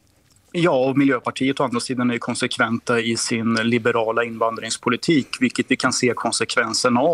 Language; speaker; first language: Swedish; native; Swedish